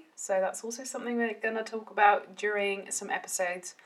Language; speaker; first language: English; early bilingual, heritage; Dutch